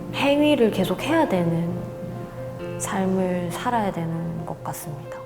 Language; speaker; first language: Korean; native; Korean